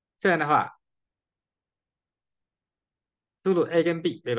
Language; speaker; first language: Chinese; native; Chinese